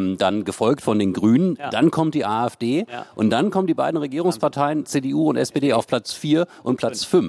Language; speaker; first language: German; native; German